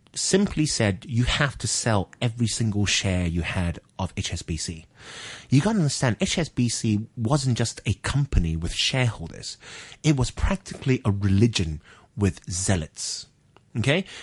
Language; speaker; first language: English; non-native, local second language; Cantonese